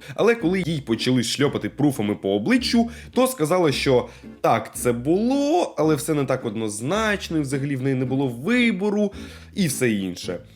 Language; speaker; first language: Ukrainian; non-native, local second language; Russian